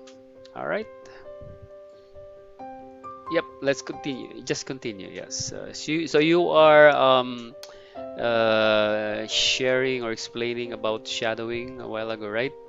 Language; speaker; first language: English; non-native, fluent; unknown